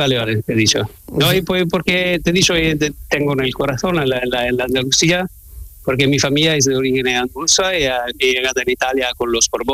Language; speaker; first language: Spanish; non-native, learner; Italian